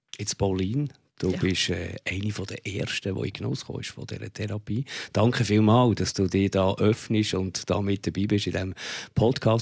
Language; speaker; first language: German; native; German